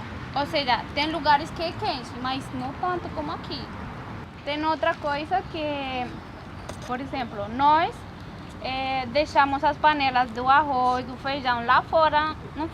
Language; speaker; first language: Portuguese; non-native, learner; Spanish